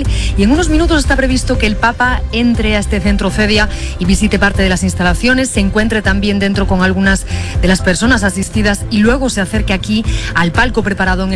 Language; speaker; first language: Spanish; native; Spanish